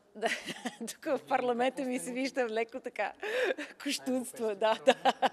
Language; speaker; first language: Bulgarian; non-native, fluent; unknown